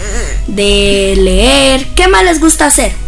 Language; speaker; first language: Spanish; native; Spanish